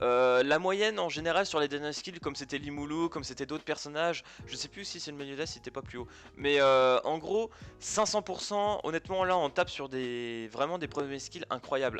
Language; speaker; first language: French; native; French